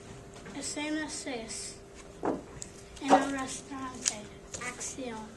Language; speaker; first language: Spanish; non-native, learner; English